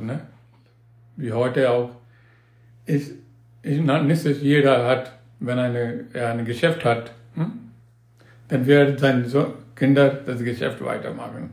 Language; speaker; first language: German; non-native, learner; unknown